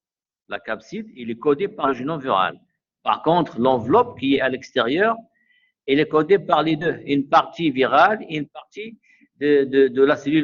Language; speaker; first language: French; non-native, local second language; Arabic